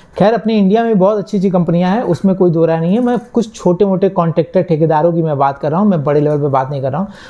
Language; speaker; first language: Hindi; native; Hindi